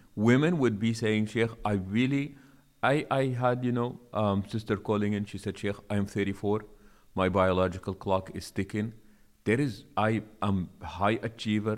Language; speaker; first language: English; non-native, local second language; Arabic